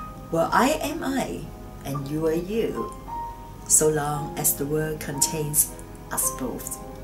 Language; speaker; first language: English; non-native, local second language; Cantonese